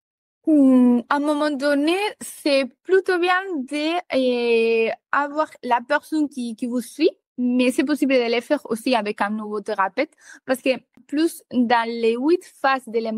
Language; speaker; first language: French; native; French